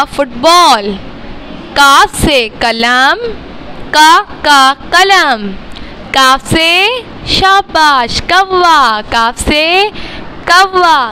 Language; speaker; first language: Urdu; native; Urdu